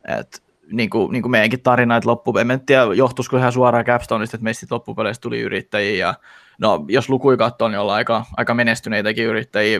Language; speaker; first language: Finnish; early bilingual, other home language; Russian